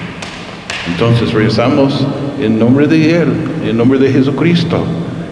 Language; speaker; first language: Spanish; non-native, fluent; English